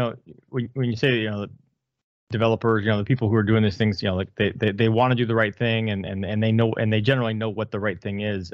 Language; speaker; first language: English; native; English